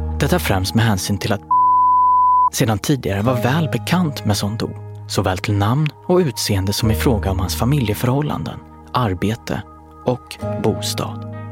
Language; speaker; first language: Swedish; native; Swedish